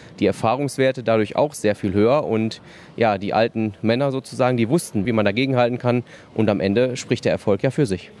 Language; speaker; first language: German; native; German